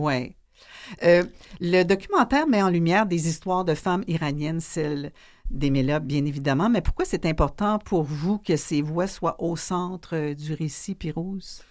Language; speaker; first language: French; native; French